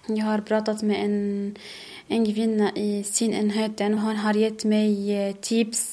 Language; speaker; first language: Swedish; non-native, learner; Arabic